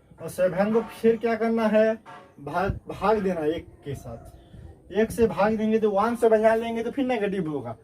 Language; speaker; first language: Hindi; native; Hindi